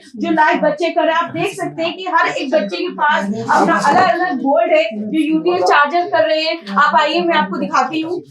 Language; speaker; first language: Hindi; native; Hindi